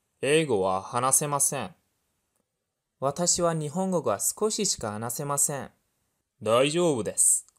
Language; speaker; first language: Japanese; non-native, fluent; Turkish